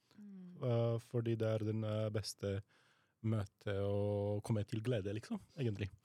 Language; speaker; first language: Norwegian; non-native, fluent; Romanian